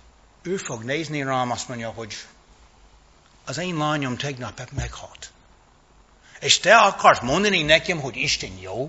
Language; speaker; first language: Hungarian; non-native, fluent; English